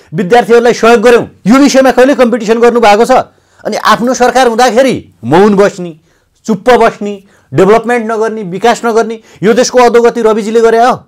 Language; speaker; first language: Nepali; native; Nepali